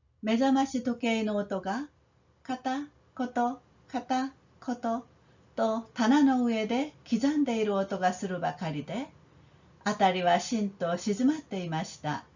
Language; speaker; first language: Japanese; non-native, fluent; Korean